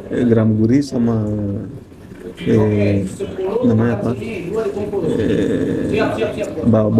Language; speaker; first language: Indonesian; non-native, learner; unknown